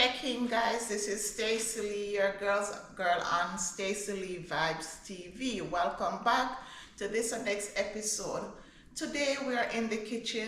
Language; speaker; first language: English; non-native, local second language; Jamaican Creole English